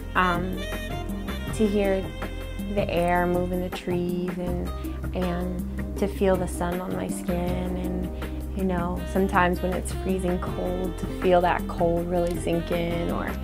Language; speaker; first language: English; native; English